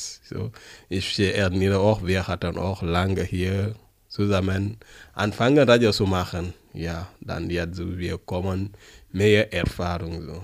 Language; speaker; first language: German; non-native, learner; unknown